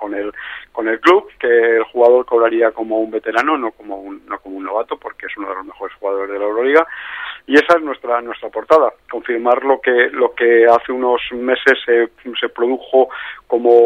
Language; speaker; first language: Spanish; native; Spanish